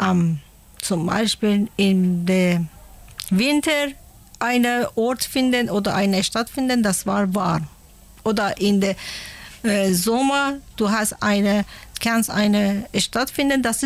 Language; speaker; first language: German; non-native, learner; Persian